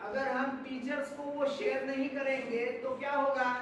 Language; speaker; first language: Hindi; non-native, local second language; Marathi